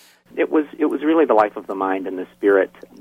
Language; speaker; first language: English; native; English